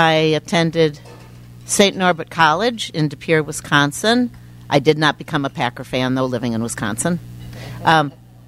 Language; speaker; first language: English; native; English